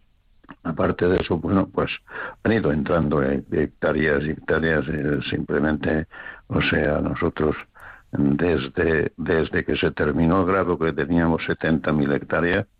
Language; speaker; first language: Spanish; native; Spanish